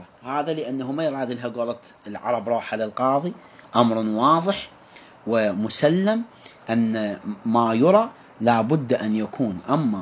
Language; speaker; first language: Arabic; native; Arabic